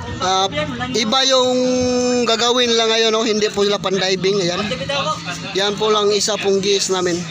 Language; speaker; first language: Filipino; non-native, local second language; Cebuano